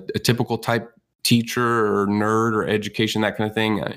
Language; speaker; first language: English; native; English